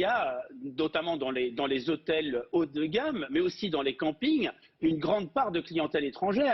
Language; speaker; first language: French; native; French